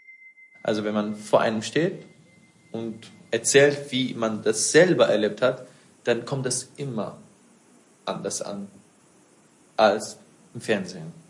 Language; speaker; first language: German; non-native, fluent; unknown